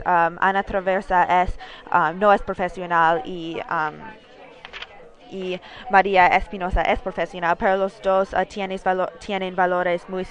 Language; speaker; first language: Spanish; non-native, learner; English